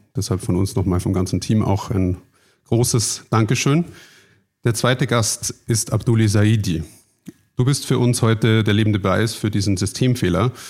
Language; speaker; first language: German; native; German